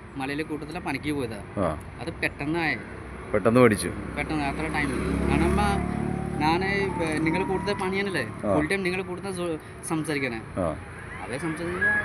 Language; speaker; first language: Malayalam; non-native, local second language; Bangla